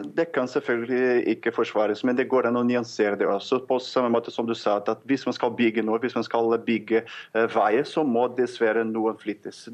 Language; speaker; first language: Norwegian; non-native, fluent; Portuguese